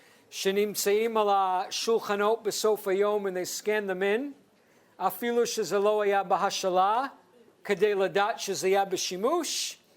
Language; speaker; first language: Hebrew; non-native, fluent; English